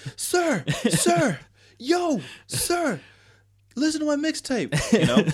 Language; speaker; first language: English; non-native, fluent; Tongan